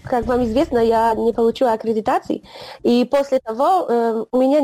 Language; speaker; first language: Russian; non-native, learner; Polish